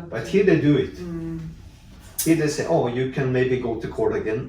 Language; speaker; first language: English; non-native, fluent; Norwegian